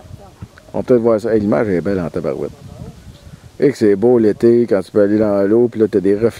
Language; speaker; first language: French; native; French